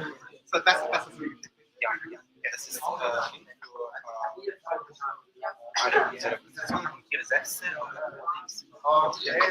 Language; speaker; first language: German; non-native, fluent; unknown